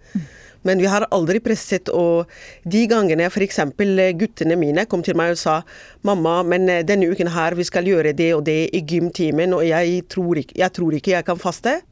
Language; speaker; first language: Norwegian; non-native, fluent; Arabic